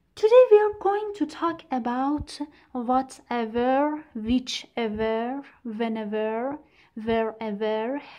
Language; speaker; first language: English; non-native, fluent; Persian